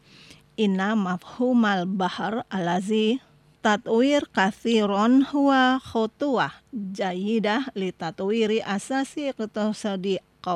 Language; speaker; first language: Arabic; non-native, fluent; Indonesian